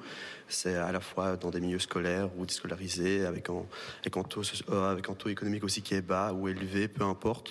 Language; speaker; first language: French; native; French